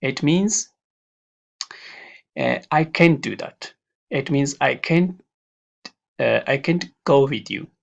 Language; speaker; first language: English; non-native, fluent; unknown